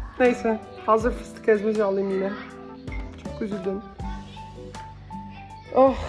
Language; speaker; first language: Turkish; early bilingual, heritage; Turkish